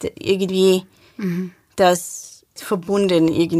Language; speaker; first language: German; non-native, fluent; English